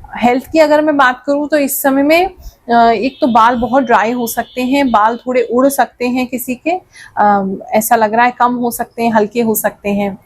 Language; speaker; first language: Hindi; native; Hindi